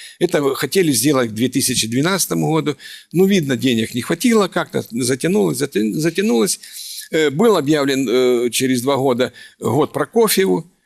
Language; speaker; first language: Russian; native; Russian